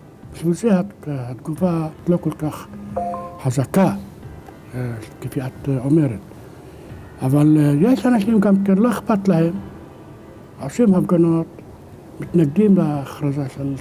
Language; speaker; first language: Hebrew; non-native, local second language; Arabic